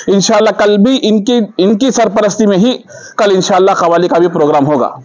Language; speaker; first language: Urdu; native; Urdu